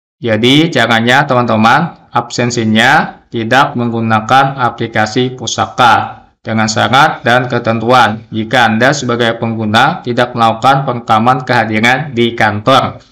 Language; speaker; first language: Indonesian; native; Indonesian